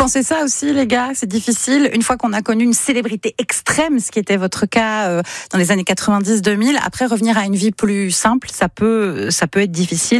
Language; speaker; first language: French; native; French